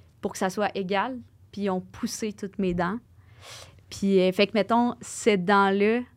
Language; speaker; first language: French; native; French